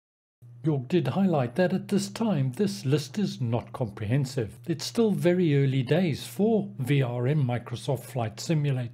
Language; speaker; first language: English; native; English